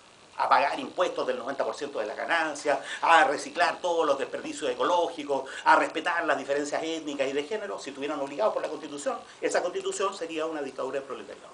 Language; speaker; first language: Spanish; native; Spanish